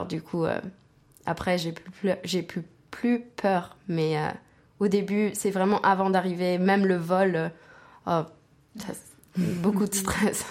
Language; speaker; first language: French; non-native, fluent; Spanish